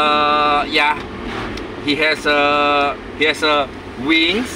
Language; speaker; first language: English; non-native, learner; Indonesian